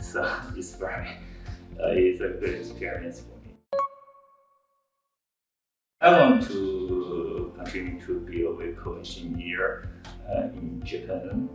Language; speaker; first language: English; non-native, fluent; Chinese